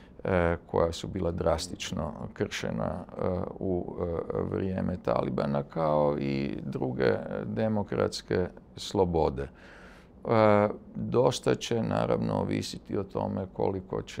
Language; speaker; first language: Serbian; native; Serbian